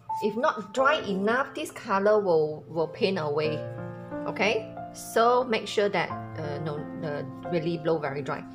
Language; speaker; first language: English; non-native, local second language; Chinese